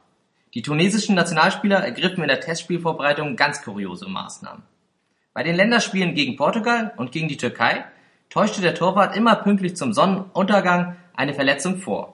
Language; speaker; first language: German; native; German